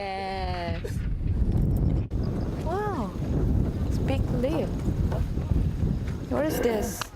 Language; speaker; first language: English; non-native, learner; Korean